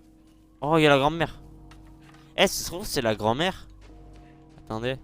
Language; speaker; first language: French; native; French